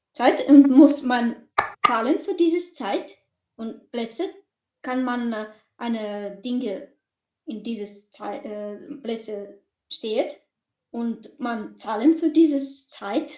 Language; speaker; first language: German; non-native, learner; Macedonian